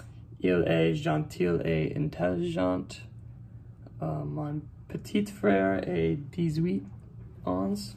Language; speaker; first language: French; non-native, learner; English